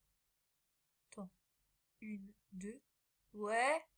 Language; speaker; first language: French; native; French